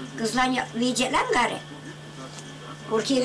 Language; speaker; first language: Turkish; native; Turkish